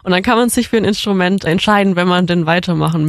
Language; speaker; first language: German; native; German